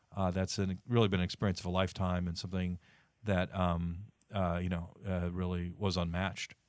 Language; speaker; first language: English; native; English